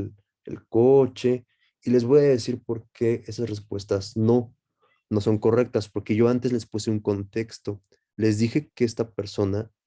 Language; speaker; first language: Spanish; native; Spanish